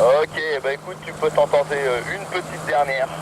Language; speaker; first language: French; native; French